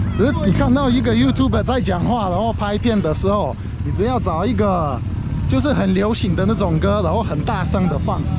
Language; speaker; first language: Chinese; non-native, fluent; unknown